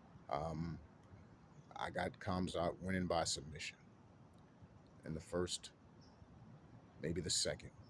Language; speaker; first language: English; native; English